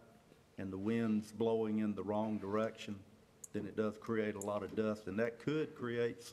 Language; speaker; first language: English; native; English